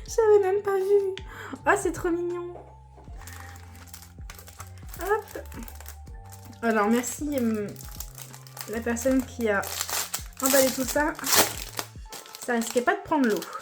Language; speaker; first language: French; native; French